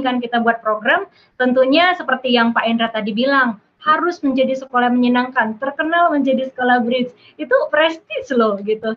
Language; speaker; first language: Indonesian; native; Indonesian